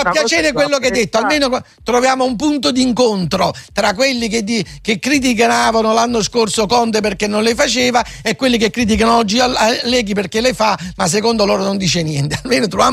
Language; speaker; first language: Italian; native; Italian